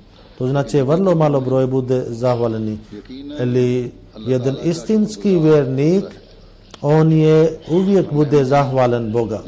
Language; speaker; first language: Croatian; non-native, fluent; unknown